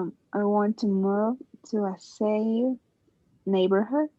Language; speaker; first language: English; non-native, learner; Spanish